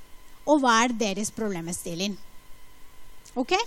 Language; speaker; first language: Norwegian; non-native, fluent; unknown